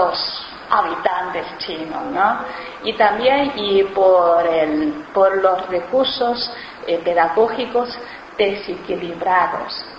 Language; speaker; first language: Spanish; non-native, fluent; Chinese